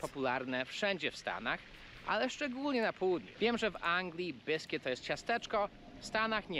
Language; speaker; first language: Polish; non-native, fluent; English